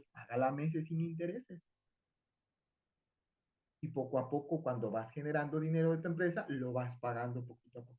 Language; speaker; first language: Spanish; native; Spanish